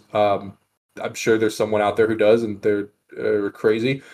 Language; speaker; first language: English; native; English